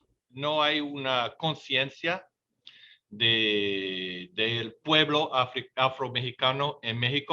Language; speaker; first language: Spanish; non-native, fluent; English